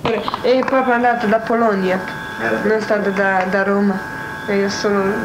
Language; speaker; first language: Italian; non-native, learner; Croatian